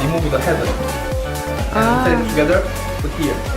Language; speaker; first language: English; non-native, learner; Korean